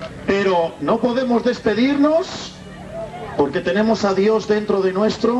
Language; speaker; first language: Spanish; native; Spanish